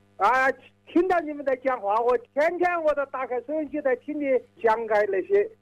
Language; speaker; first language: Chinese; native; Chinese